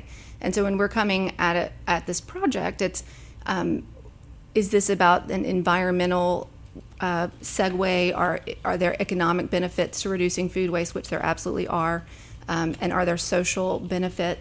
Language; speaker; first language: English; native; English